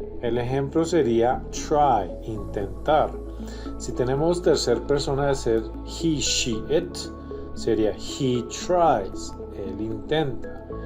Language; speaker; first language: Spanish; non-native, fluent; English